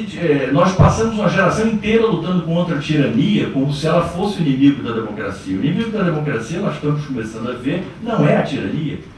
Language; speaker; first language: Portuguese; native; Portuguese